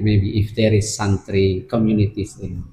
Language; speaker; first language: English; non-native, fluent; Indonesian